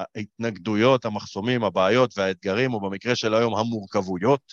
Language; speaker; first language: Hebrew; native; Hebrew